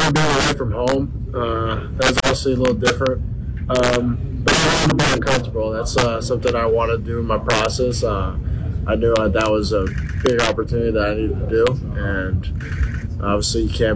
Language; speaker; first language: English; native; English